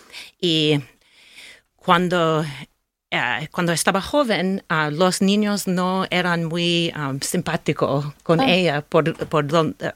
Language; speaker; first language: Spanish; non-native, learner; English